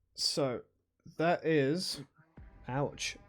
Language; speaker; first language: English; native; English